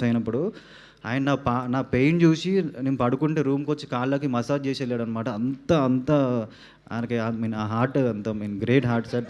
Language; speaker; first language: Telugu; native; Telugu